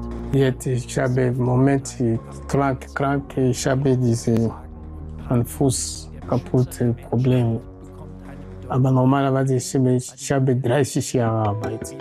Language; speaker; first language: German; non-native, learner; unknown